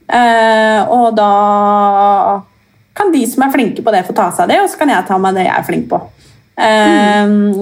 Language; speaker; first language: Norwegian; native; Norwegian